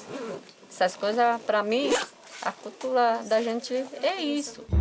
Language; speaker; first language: Portuguese; non-native, local second language; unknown